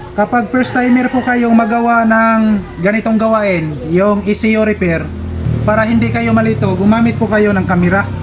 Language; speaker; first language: Filipino; non-native, local second language; Cebuano